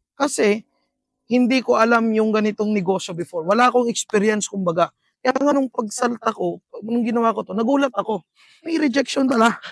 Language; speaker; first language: Filipino; non-native, local second language; Iloko